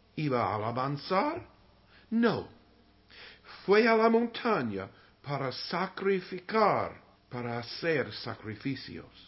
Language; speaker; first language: Spanish; non-native, learner; English